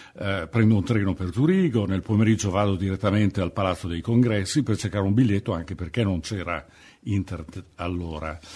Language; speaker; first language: Italian; native; Italian